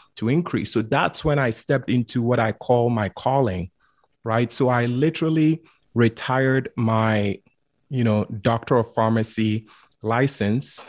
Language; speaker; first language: English; non-native, local second language; Akan